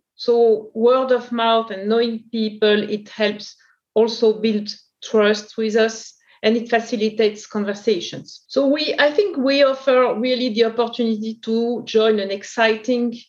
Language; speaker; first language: English; non-native, fluent; French